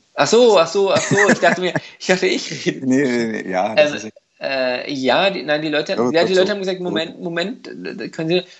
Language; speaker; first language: German; non-native, fluent; Hungarian